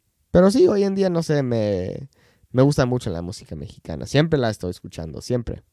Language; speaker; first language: Spanish; non-native, fluent; English